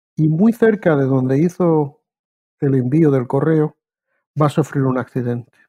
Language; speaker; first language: Spanish; native; Spanish